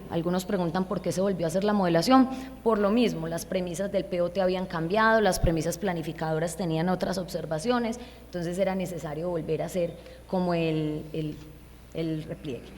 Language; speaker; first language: Spanish; native; Spanish